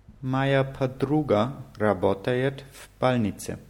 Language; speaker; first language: Russian; non-native, learner; German